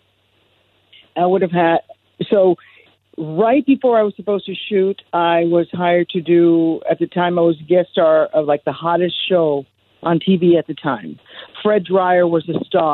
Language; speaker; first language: English; non-native, fluent; Spanish